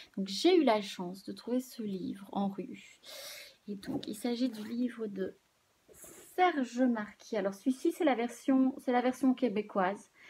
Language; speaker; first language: French; native; French